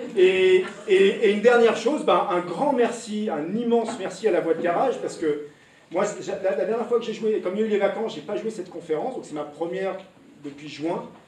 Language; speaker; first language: French; native; French